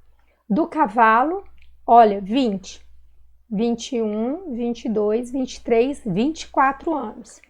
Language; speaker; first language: Portuguese; native; Portuguese